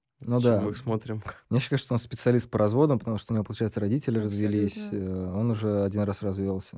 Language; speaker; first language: Russian; native; Russian